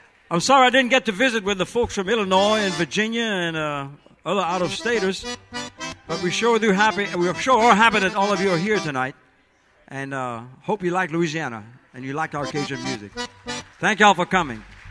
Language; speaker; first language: English; early bilingual, other home language; French